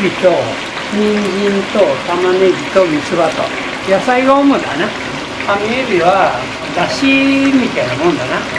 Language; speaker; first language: Japanese; native; Japanese